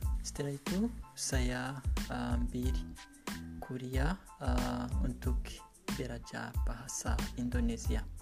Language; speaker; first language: Indonesian; non-native, learner; Kinyarwanda